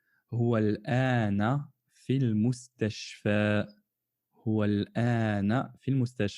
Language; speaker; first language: Arabic; non-native, fluent; French